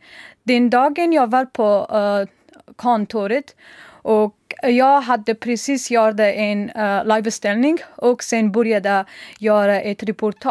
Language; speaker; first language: Swedish; non-native, learner; Persian